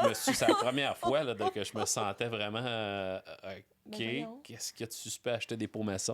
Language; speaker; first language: French; native; French